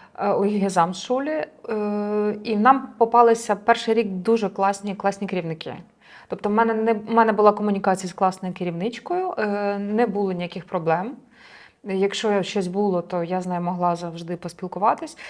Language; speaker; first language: Ukrainian; native; Ukrainian